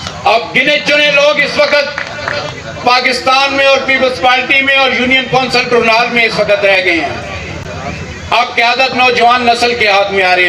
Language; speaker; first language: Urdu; non-native, local second language; Punjabi